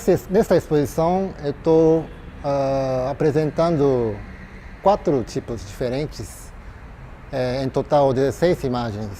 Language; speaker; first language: Portuguese; non-native, fluent; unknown